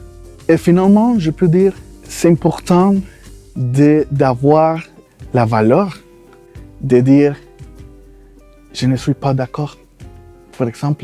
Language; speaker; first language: French; non-native, fluent; Spanish